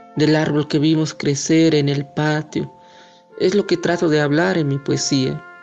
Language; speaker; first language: Spanish; native; Spanish